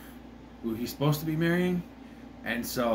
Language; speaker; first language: English; native; English